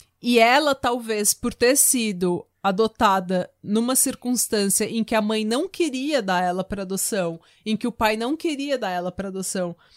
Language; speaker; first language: Portuguese; native; Portuguese